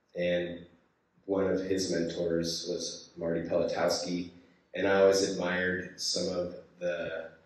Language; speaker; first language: English; native; English